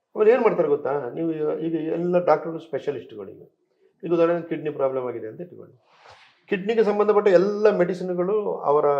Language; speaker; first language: Kannada; native; Kannada